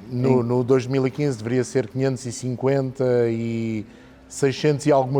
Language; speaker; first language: Portuguese; native; Portuguese